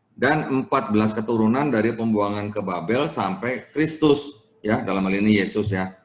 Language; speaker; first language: Indonesian; native; Indonesian